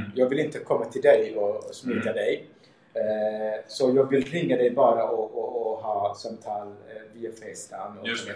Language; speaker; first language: Swedish; early bilingual, other home language; Somali